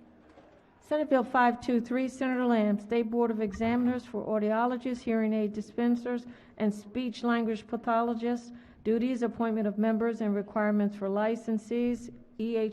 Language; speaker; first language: English; native; English